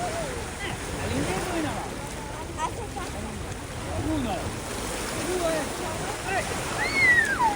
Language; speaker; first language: Italian; non-native, fluent; English